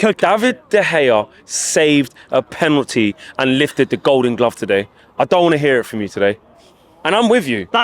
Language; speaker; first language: English; native; English